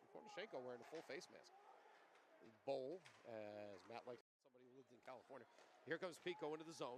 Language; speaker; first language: English; native; English